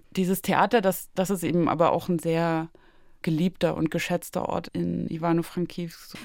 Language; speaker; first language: German; native; German